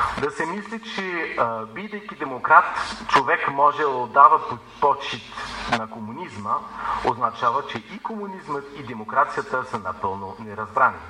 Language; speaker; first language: Bulgarian; non-native, fluent; French